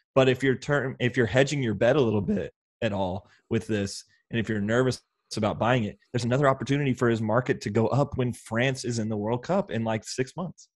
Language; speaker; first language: English; native; English